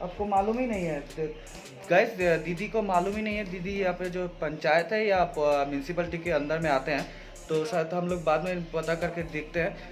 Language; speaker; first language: Hindi; native; Hindi